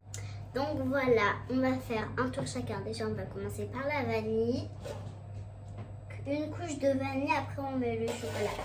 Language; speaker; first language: French; native; French